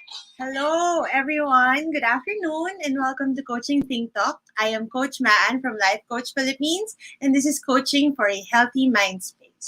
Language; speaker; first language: English; non-native, local second language; Filipino